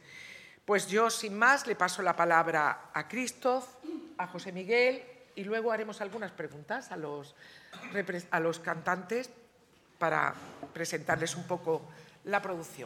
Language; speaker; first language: Spanish; native; Spanish